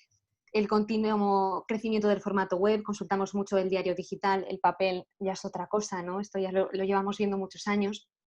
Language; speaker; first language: Spanish; native; Spanish